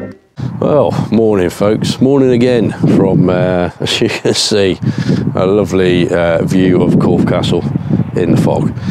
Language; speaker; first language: English; native; English